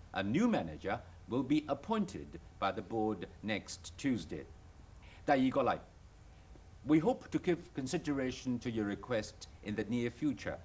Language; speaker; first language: English; non-native, local second language; Cantonese